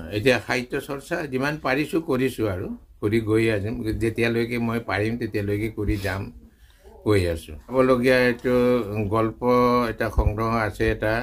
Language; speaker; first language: Assamese; non-native, local second language; Nepali